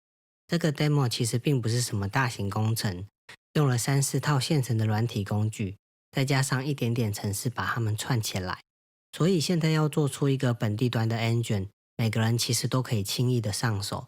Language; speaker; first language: Chinese; native; Chinese